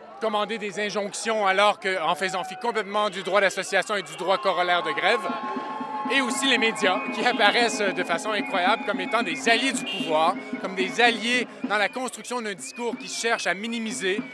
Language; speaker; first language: French; native; French